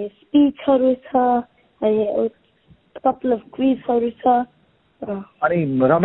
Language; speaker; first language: Nepali; early bilingual, other home language; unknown